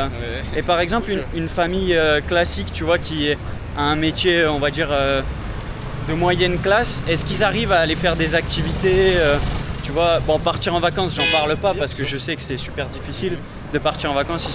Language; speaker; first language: French; native; French